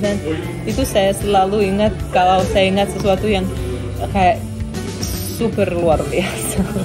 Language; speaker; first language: Indonesian; non-native, fluent; Russian